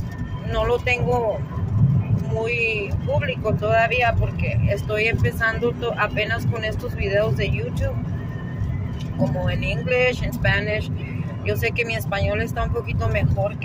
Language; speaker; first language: Spanish; early bilingual, heritage; Spanish